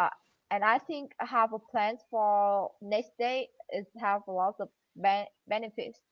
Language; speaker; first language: English; non-native, learner; Vietnamese